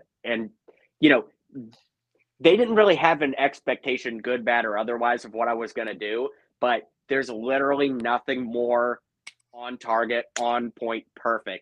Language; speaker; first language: English; native; English